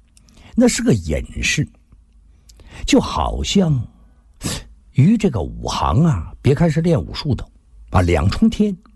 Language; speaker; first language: Chinese; native; Chinese